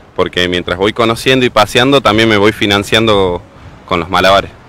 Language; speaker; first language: Spanish; native; Spanish